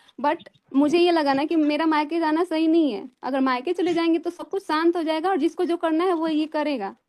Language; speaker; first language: Hindi; native; Hindi